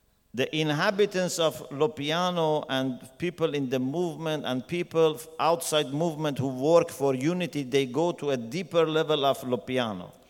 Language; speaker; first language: English; non-native, fluent; Persian